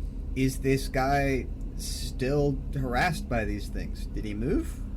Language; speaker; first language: English; native; English